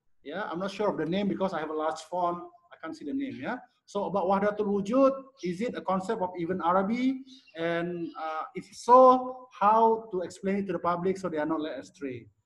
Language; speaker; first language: English; non-native, fluent; Indonesian